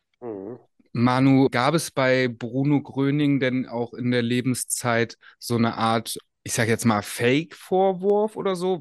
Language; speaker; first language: German; native; German